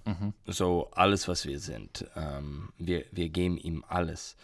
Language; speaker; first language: German; non-native, learner; English